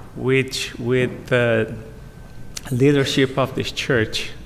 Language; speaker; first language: English; non-native, fluent; Armenian